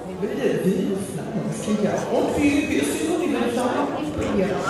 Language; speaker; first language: German; native; German